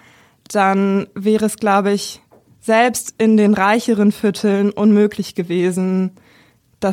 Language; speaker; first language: German; native; German